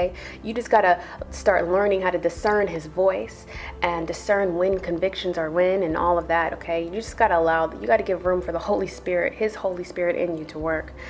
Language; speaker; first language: English; native; English